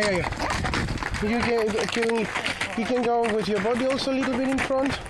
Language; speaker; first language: English; non-native, learner; Greek